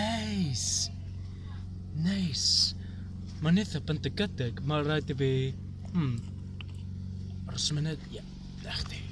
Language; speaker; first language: Welsh; non-native, learner; English